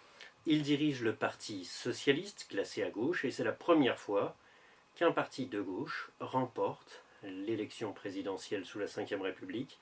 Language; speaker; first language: French; native; French